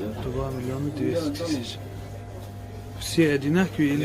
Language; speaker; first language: Russian; non-native, local second language; Tajik